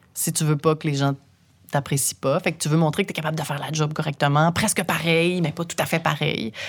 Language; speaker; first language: French; native; French